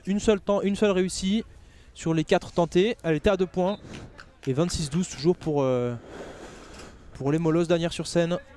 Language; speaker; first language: French; native; French